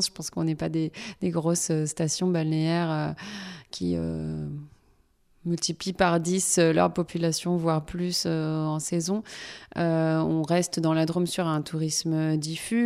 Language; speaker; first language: French; native; French